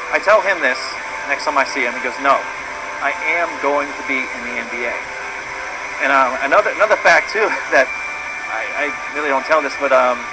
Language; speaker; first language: English; native; English